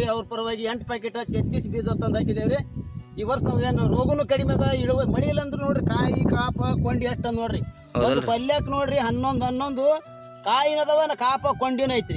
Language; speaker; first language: Kannada; native; Kannada